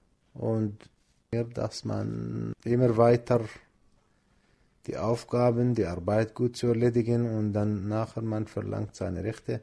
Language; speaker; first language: German; non-native, learner; Arabic